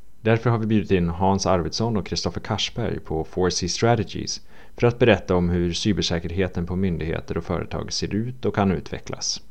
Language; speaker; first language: Swedish; native; Swedish